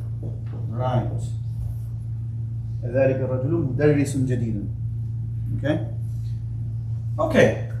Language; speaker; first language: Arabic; non-native, fluent; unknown